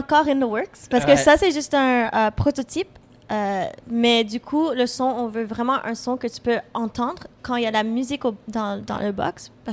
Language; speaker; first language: French; non-native, fluent; English